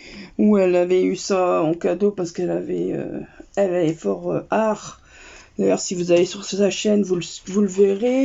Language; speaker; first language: French; native; French